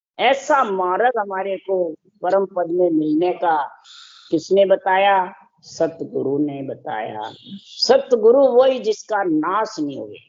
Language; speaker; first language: Hindi; native; Hindi